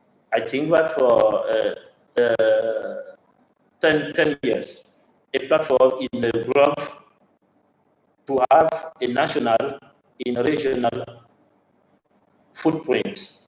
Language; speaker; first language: English; non-native, learner; French